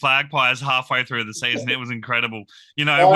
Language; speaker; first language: English; native; English